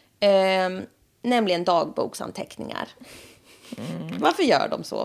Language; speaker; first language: Swedish; native; Swedish